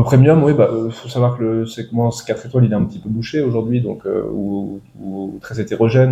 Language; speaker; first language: French; native; French